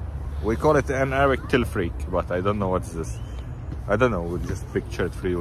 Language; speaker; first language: English; non-native, fluent; Arabic